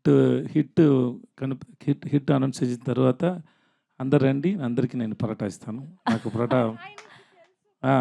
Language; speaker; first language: Telugu; non-native, learner; Tamil